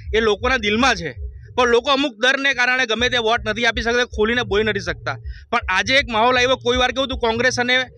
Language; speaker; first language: Gujarati; native; Gujarati